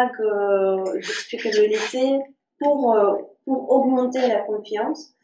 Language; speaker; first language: French; non-native, fluent; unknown